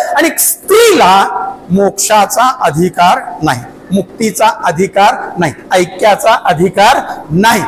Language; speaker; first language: Marathi; non-native, local second language; Kannada